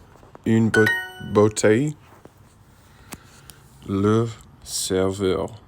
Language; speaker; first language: French; non-native, learner; English